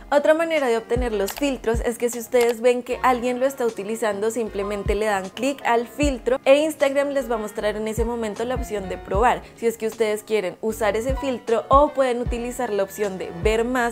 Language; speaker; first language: Spanish; native; Spanish